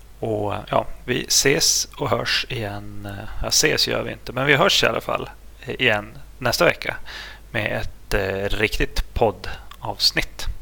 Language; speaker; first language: Swedish; native; Swedish